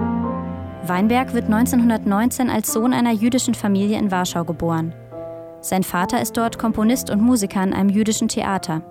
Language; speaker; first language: German; native; German